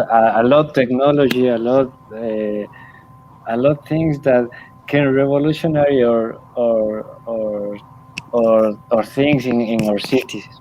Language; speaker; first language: English; non-native, learner; Spanish